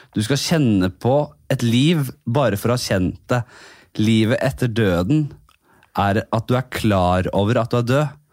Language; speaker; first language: Norwegian; native; Norwegian